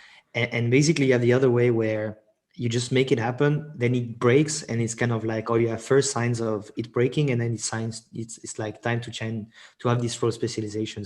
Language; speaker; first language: English; non-native, fluent; French